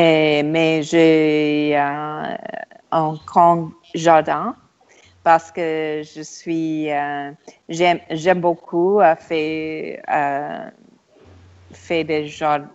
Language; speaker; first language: French; non-native, learner; English